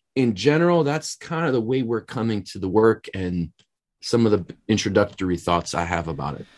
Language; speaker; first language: English; native; English